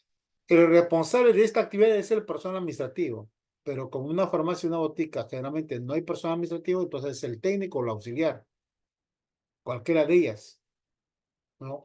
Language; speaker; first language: Spanish; native; Spanish